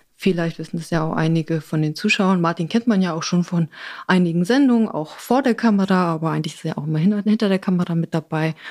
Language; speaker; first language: German; early bilingual, other home language; Polish